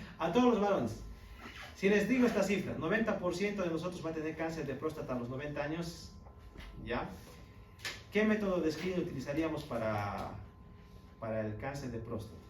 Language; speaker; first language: Spanish; native; Spanish